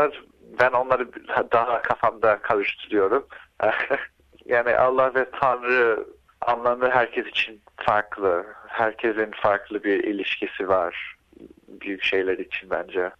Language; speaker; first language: Turkish; early bilingual, heritage; Turkish